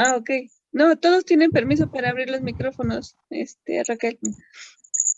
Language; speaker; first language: Spanish; native; Spanish